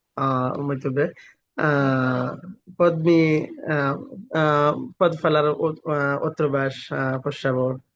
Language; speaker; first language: Portuguese; non-native, learner; Bangla